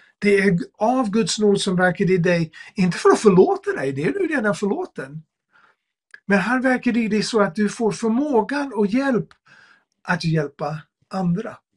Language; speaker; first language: Swedish; non-native, fluent; English